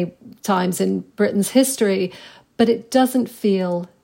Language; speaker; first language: English; native; English